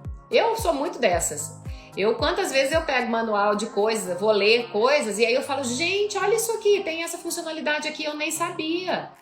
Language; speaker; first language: Portuguese; native; Portuguese